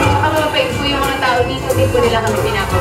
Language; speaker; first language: Filipino; native; Filipino